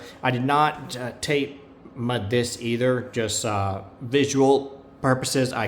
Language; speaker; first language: English; native; English